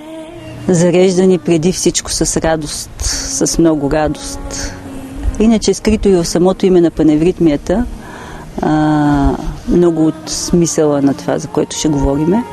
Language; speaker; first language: Bulgarian; native; Bulgarian